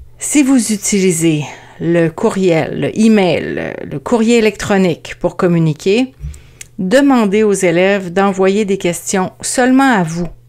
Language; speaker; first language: French; native; French